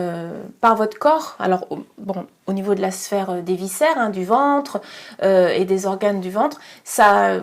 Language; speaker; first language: French; native; French